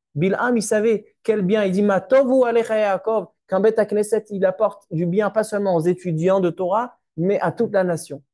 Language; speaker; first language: French; native; French